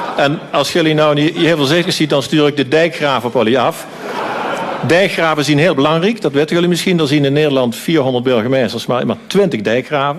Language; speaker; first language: Dutch; native; Dutch